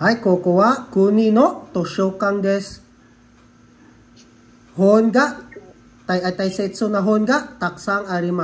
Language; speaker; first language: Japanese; non-native, fluent; Filipino